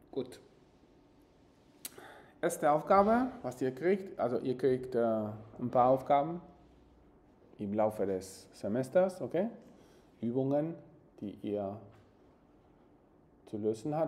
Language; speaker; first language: German; non-native, fluent; Spanish